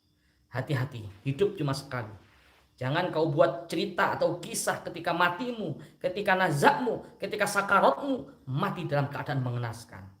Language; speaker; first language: Indonesian; native; Indonesian